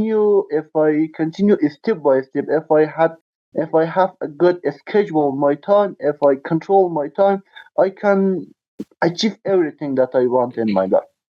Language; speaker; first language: English; non-native, learner; Persian